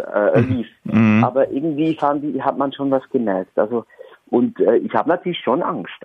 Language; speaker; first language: German; native; German